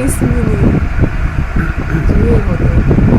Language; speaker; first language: Hindi; non-native, fluent; Russian